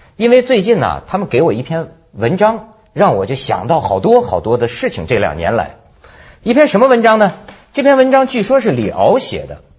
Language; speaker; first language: Chinese; native; Chinese